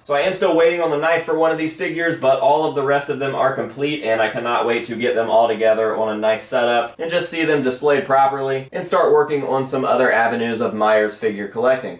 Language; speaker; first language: English; native; English